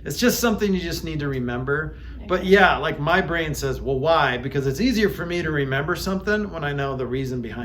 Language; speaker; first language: English; native; English